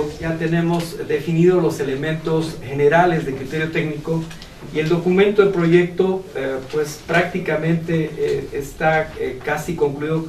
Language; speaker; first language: Spanish; native; Spanish